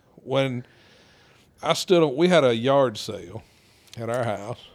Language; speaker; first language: English; native; English